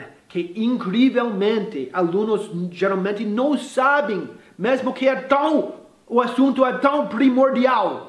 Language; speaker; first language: Portuguese; non-native, fluent; English